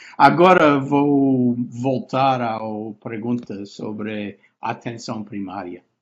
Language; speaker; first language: Portuguese; non-native, fluent; English